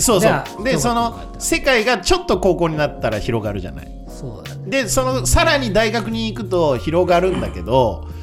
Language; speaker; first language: Japanese; native; Japanese